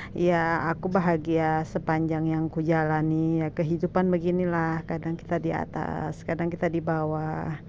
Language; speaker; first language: Indonesian; native; Indonesian